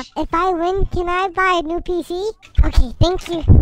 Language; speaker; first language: English; native; English